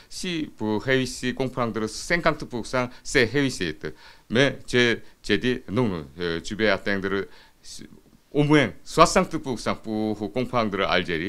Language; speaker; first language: French; non-native, fluent; Korean